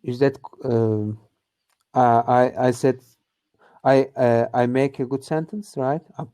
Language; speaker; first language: English; non-native, learner; Turkish